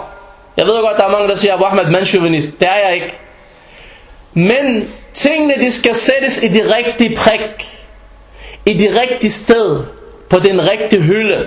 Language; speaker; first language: Danish; non-native, fluent; Arabic